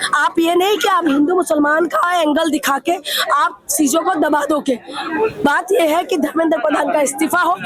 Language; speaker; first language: Hindi; non-native, local second language; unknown